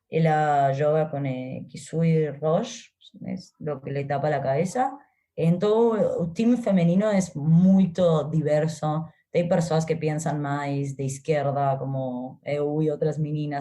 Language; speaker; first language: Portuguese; non-native, learner; Spanish